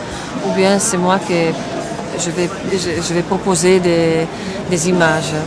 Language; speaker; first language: French; non-native, fluent; Italian